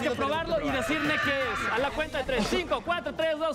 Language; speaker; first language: Spanish; native; Spanish